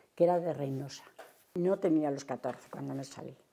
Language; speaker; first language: Spanish; native; Spanish